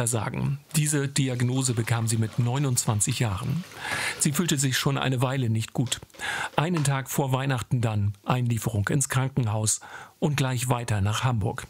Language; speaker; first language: German; native; German